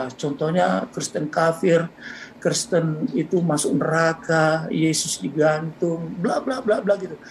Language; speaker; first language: Indonesian; native; Indonesian